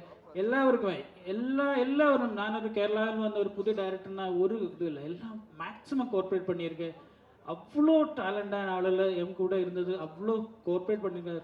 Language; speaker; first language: Tamil; non-native, learner; Malayalam